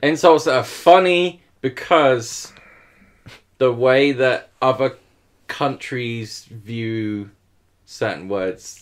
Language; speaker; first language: English; native; English